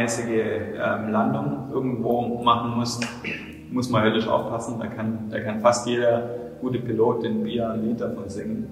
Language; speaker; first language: German; native; German